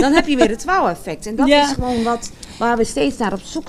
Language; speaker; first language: Dutch; native; Dutch